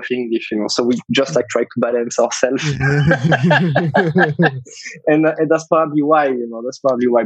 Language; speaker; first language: English; non-native, fluent; French